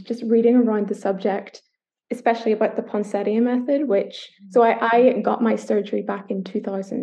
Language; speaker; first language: English; native; English